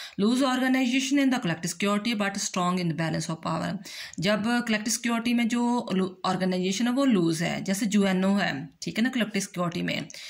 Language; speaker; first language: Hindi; non-native, local second language; Punjabi